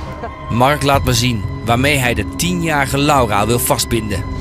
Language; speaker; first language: Dutch; native; Dutch